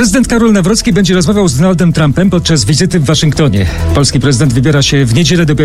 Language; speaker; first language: Polish; native; Polish